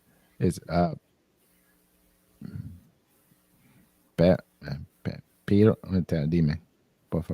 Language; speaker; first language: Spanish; non-native, learner; English